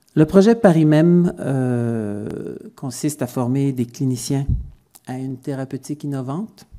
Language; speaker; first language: French; native; French